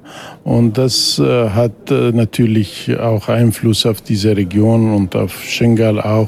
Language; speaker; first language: German; non-native, fluent; Kurdish